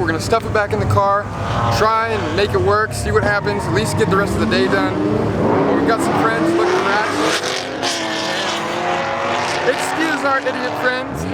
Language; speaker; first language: English; native; English